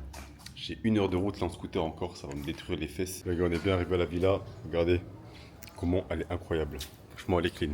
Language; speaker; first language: French; native; French